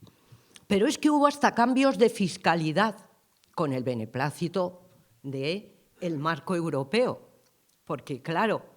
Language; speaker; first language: Spanish; native; Spanish